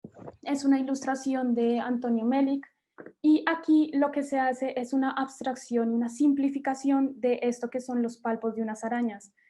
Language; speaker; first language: Spanish; native; Spanish